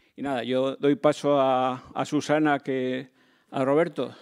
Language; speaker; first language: Spanish; native; Spanish